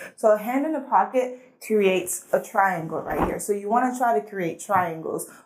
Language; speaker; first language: English; early bilingual, other home language; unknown